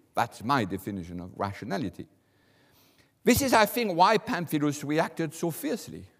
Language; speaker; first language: English; non-native, fluent; French